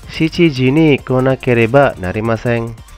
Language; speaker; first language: Japanese; non-native, fluent; Indonesian